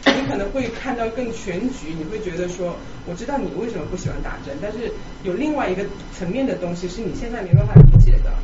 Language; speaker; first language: Chinese; native; Chinese